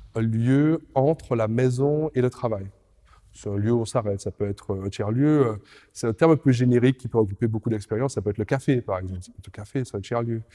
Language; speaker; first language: French; native; French